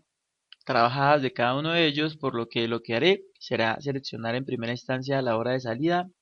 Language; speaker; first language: Spanish; native; Spanish